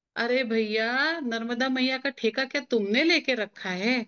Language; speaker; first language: Hindi; non-native, local second language; Marathi